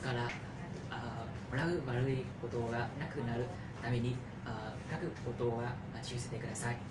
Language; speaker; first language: Japanese; non-native, learner; Vietnamese